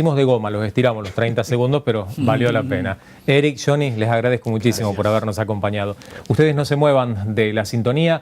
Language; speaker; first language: Spanish; native; Spanish